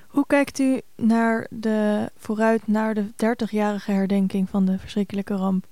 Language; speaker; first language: Dutch; native; Dutch